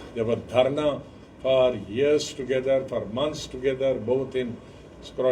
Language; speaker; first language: English; non-native, local second language; Hindi